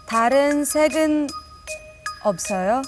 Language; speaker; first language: Korean; non-native, learner; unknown